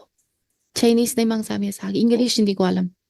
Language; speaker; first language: Filipino; non-native, learner; Chinese